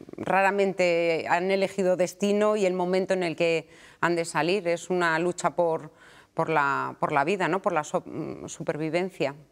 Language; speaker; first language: Spanish; native; Spanish